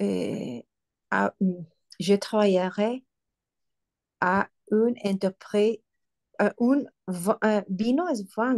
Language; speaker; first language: French; non-native, learner; Spanish